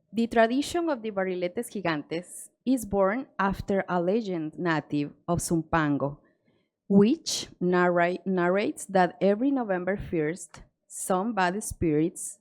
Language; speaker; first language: English; non-native, learner; Spanish